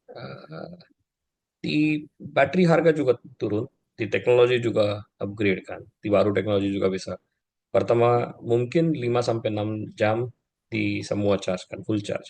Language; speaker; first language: Indonesian; non-native, learner; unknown